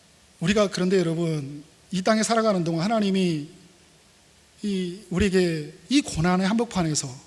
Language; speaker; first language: Korean; native; Korean